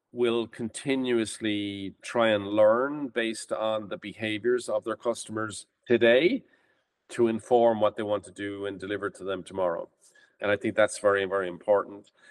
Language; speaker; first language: English; native; English